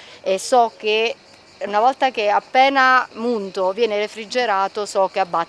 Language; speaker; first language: Italian; native; Italian